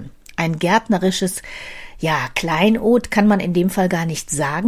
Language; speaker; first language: German; native; German